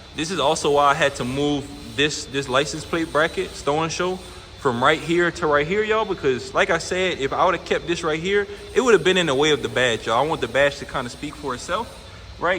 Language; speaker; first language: English; native; English